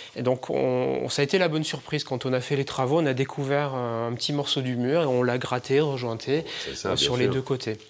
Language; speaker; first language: French; native; French